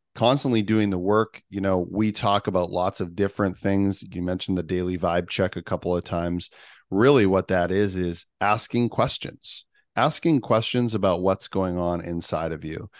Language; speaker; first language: English; native; English